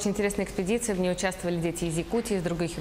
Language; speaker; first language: Russian; native; Russian